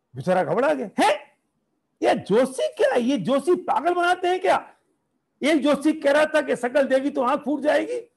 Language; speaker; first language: Hindi; native; Hindi